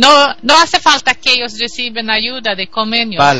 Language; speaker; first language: Spanish; non-native, learner; Swedish